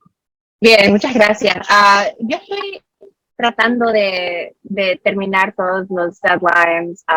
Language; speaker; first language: Spanish; early bilingual, heritage; Spanish